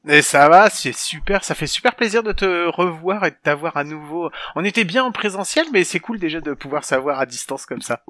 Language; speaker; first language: French; native; French